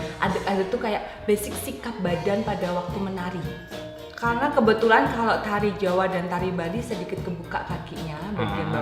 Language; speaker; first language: Indonesian; native; Indonesian